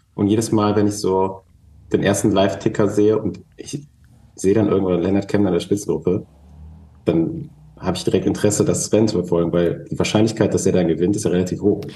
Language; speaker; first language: German; native; German